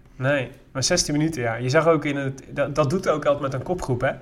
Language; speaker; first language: Dutch; native; Dutch